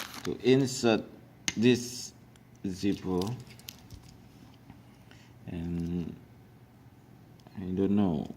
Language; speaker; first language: English; non-native, learner; Indonesian